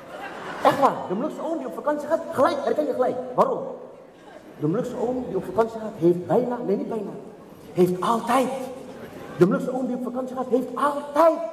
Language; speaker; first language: Dutch; early bilingual, other home language; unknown